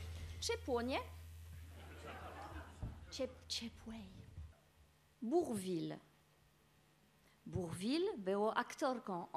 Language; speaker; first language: Polish; non-native, learner; French